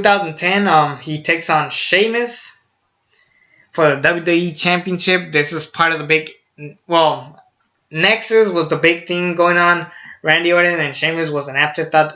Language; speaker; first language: English; native; English